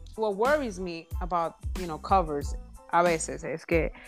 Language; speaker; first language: English; early bilingual, other home language; Spanish